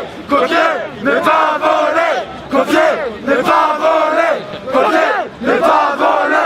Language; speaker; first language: French; native; French